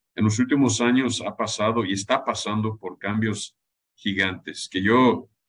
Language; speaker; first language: Spanish; non-native, fluent; German